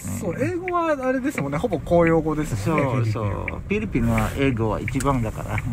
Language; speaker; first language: Japanese; non-native, learner; Filipino